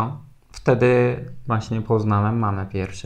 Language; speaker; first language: Polish; non-native, fluent; Turkish